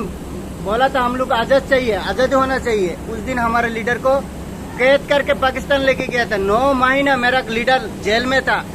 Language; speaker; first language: Hindi; non-native, learner; Bangla